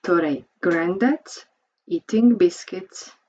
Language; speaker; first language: English; non-native, fluent; Slovenian